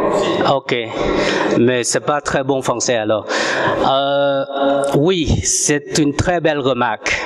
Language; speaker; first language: French; non-native, fluent; Vietnamese